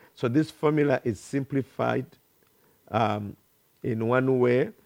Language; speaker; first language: English; non-native, local second language; Ganda